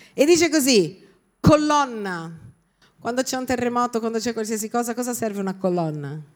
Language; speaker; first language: Italian; non-native, fluent; Portuguese